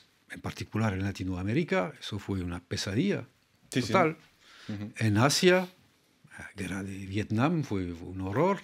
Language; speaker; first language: Spanish; non-native, fluent; French